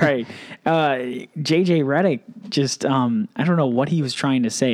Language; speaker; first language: English; native; English